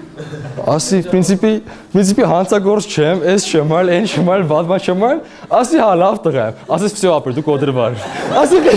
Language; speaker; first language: Armenian; early bilingual, heritage; Armenian